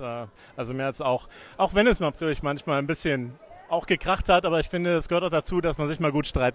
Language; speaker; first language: German; native; German